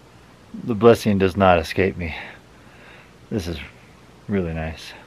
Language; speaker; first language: English; native; English